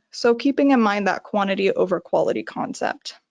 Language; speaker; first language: English; native; English